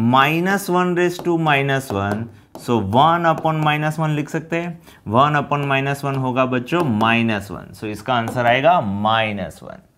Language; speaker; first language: Hindi; non-native, local second language; Gujarati